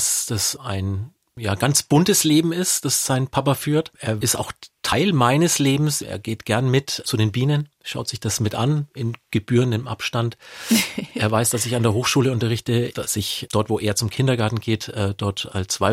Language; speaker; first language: German; native; German